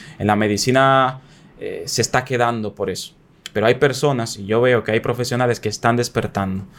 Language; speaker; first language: Spanish; native; Spanish